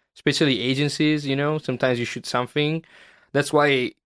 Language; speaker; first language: English; non-native, fluent; Italian